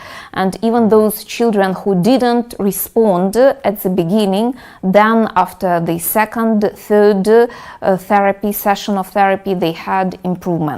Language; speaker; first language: English; non-native, fluent; Russian